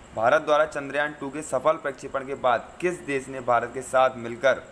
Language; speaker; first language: Hindi; native; Hindi